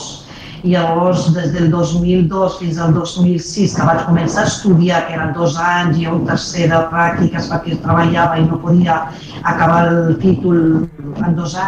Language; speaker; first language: Catalan; non-native, fluent; Arabic